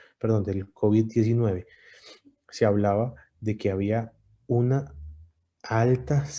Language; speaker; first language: Spanish; native; Spanish